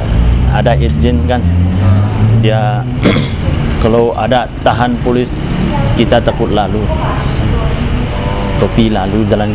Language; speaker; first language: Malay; non-native, learner; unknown